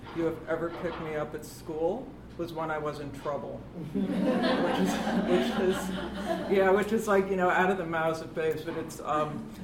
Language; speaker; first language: English; native; English